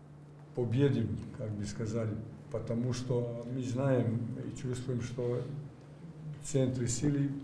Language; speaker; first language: Russian; non-native, learner; Serbian